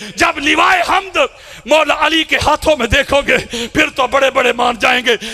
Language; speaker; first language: Urdu; non-native, local second language; Punjabi